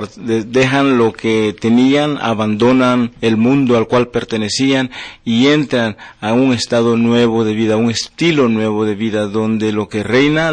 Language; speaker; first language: Spanish; native; Spanish